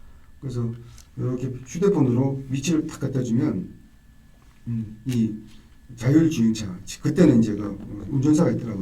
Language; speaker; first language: Korean; native; Korean